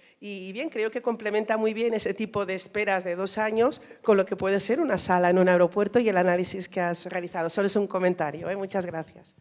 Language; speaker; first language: Spanish; native; Spanish